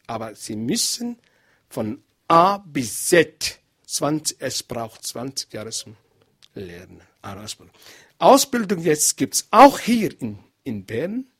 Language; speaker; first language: German; non-native, learner; Arabic